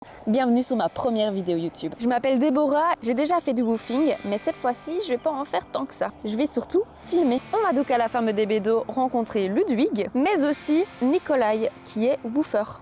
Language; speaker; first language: French; native; French